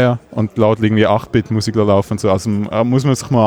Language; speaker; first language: German; native; German